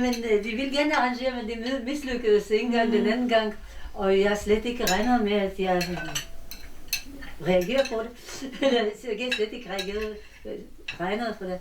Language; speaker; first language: Danish; non-native, learner; Russian